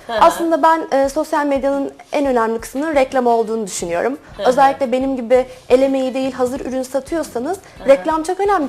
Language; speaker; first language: Turkish; native; Turkish